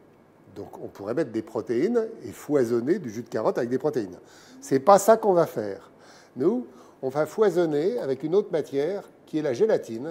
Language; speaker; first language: French; native; French